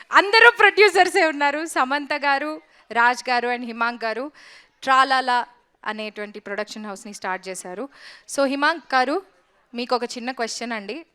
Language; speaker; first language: Telugu; native; Telugu